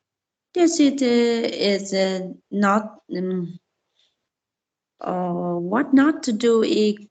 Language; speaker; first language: English; non-native, learner; Vietnamese